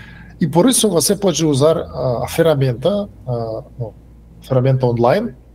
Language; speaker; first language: Portuguese; non-native, fluent; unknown